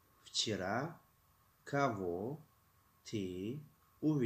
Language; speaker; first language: Russian; non-native, local second language; Tajik